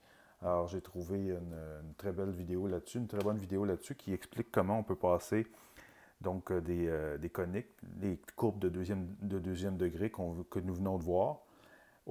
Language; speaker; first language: French; native; French